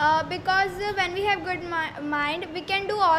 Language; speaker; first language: English; non-native, learner; Hindi